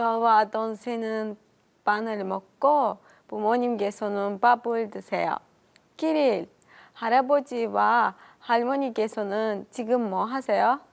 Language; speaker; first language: Korean; non-native, learner; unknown